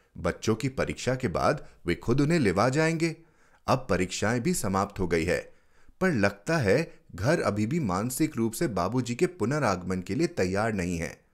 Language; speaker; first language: Hindi; native; Hindi